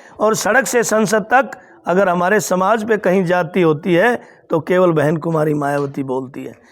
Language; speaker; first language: Hindi; native; Hindi